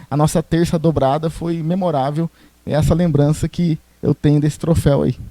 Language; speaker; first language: Portuguese; native; Portuguese